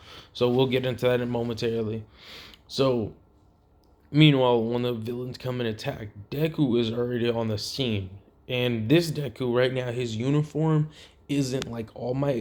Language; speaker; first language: English; native; English